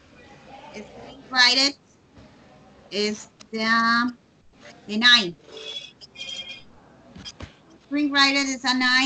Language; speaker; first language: English; non-native, learner; Spanish